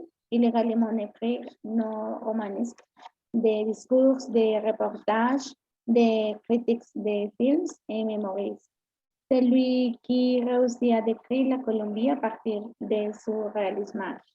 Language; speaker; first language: French; non-native, learner; Spanish